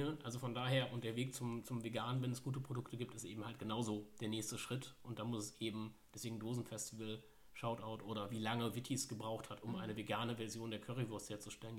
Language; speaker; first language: German; native; German